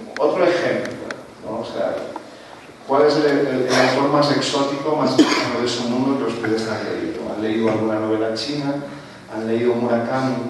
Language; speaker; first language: Spanish; non-native, local second language; Catalan